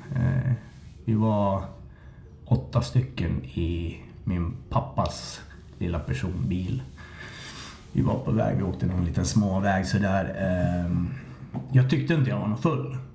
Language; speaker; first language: Swedish; native; Swedish